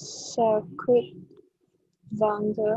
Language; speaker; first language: French; non-native, learner; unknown